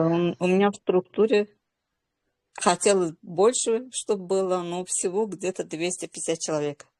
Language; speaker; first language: Russian; non-native, local second language; Azerbaijani